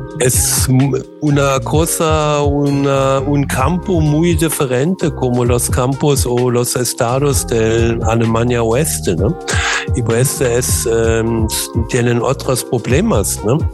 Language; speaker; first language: Spanish; non-native, learner; German